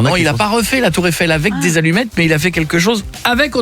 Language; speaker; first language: French; native; French